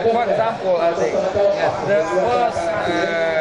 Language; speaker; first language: English; non-native, learner; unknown